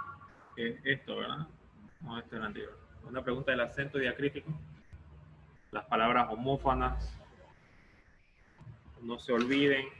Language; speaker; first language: Spanish; native; Spanish